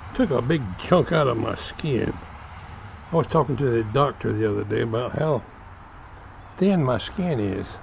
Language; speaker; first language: English; native; English